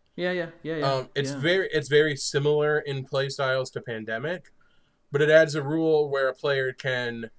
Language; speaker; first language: English; native; English